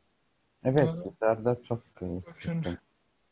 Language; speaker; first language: Turkish; non-native, learner; Arabic